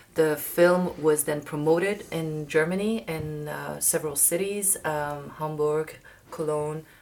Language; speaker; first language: English; non-native, fluent; Persian